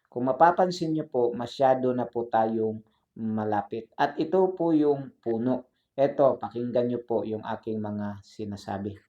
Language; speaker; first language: Filipino; non-native, local second language; Cebuano